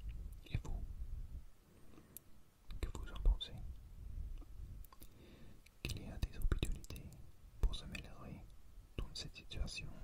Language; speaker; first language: French; non-native, learner; English